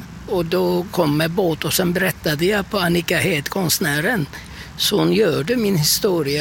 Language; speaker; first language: Swedish; non-native, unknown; Turkish